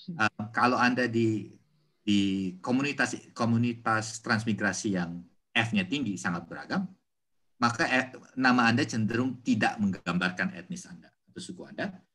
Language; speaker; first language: Indonesian; native; Indonesian